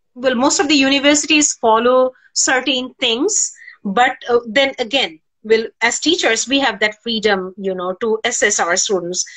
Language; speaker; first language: English; non-native, local second language; Bangla